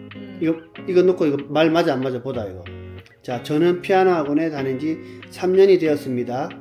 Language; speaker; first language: Korean; native; Korean